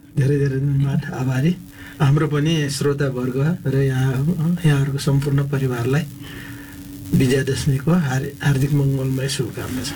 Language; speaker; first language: Nepali; non-native, local second language; Newari